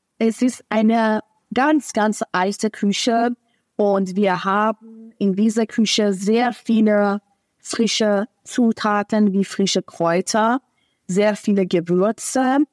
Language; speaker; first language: German; non-native, fluent; Persian